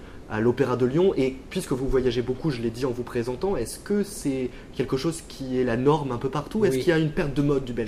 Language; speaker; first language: French; native; French